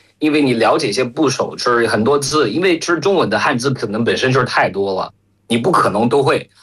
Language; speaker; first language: Chinese; non-native, fluent; French